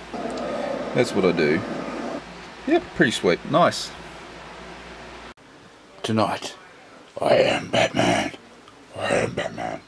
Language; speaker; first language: English; native; English